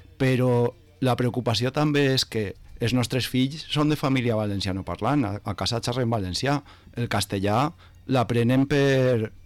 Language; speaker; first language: Catalan; non-native, local second language; Spanish